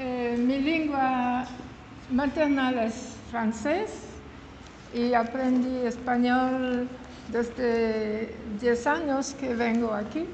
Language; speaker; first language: Spanish; non-native, learner; French